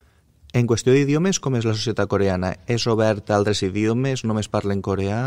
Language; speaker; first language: Catalan; native; Catalan